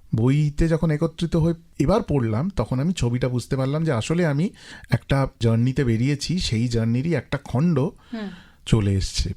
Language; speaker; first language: Bangla; native; Bangla